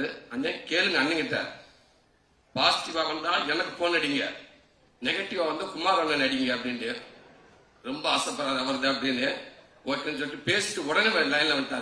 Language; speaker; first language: Tamil; native; Tamil